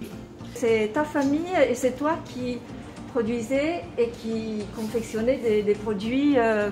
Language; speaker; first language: French; non-native, fluent; Italian